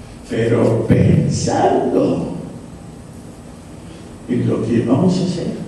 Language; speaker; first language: Spanish; non-native, fluent; English